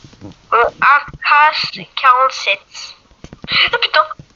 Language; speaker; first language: French; native; French